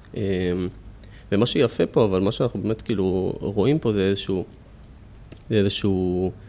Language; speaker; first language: Hebrew; native; Hebrew